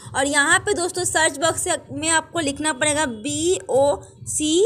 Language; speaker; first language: Hindi; native; Hindi